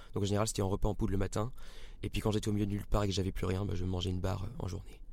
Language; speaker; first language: French; native; French